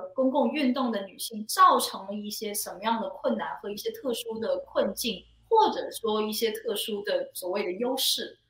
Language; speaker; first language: Chinese; non-native, local second language; Cantonese